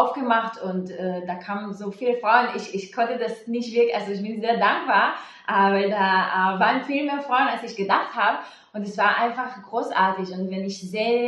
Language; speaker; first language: German; non-native, fluent; Hebrew